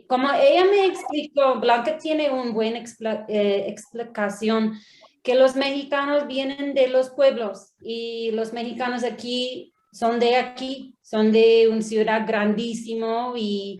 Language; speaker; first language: Spanish; non-native, learner; English